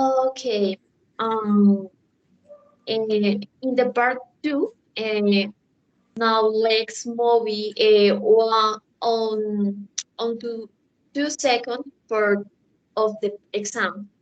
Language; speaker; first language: English; non-native, learner; Spanish